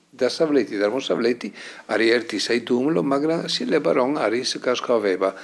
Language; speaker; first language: Georgian; non-native, fluent; Italian